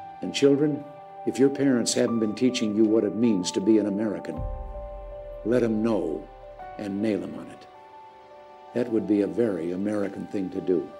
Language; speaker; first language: English; native; English